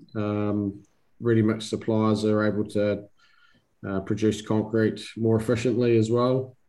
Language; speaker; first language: English; native; English